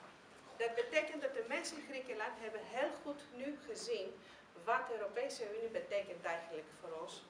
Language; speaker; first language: Dutch; non-native, fluent; Greek